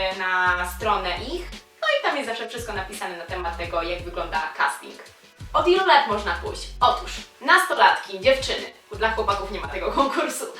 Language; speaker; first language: Polish; native; Polish